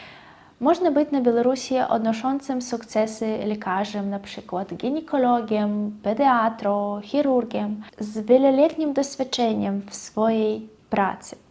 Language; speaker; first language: Polish; non-native, fluent; Russian